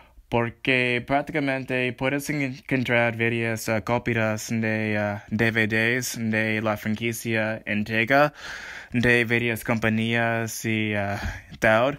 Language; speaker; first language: Spanish; non-native, learner; English